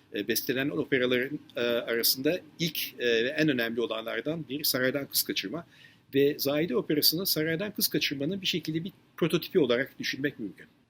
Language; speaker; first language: Turkish; native; Turkish